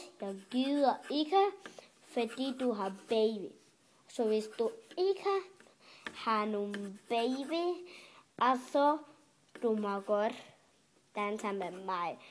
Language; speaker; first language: Danish; early bilingual, other home language; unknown